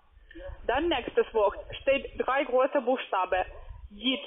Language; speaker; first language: German; non-native, learner; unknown